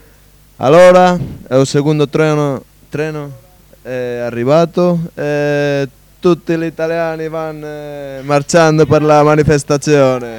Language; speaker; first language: Italian; non-native, learner; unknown